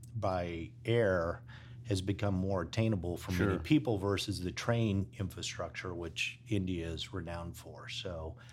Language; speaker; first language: English; native; English